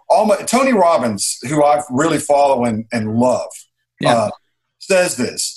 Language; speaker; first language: English; native; English